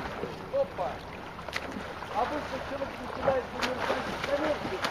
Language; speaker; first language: Russian; native; Russian